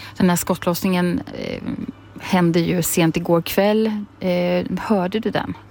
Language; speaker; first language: Swedish; native; Swedish